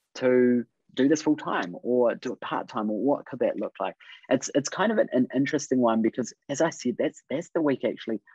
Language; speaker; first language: English; native; English